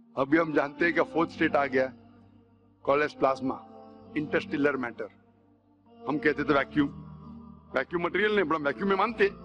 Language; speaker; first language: Hindi; non-native, local second language; Konkani